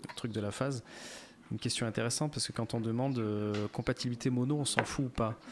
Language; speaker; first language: French; native; French